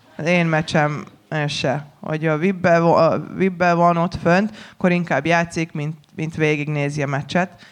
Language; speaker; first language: Hungarian; non-native, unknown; Serbian